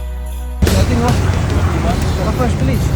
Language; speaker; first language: Filipino; native; Filipino